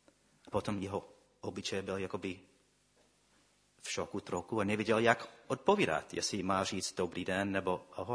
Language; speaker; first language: Czech; non-native, fluent; English